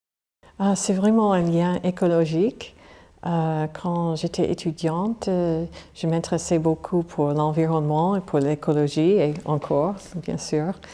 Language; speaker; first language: French; non-native, fluent; English